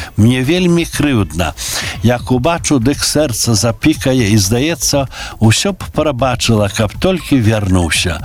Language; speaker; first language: Ukrainian; native; Ukrainian